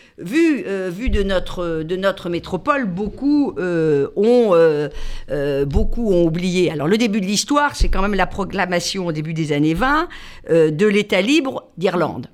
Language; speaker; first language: French; native; French